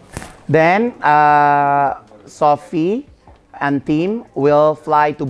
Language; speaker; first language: English; non-native, learner; Indonesian